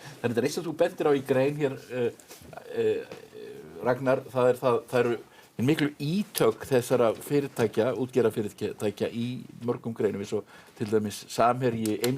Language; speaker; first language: Icelandic; native; Icelandic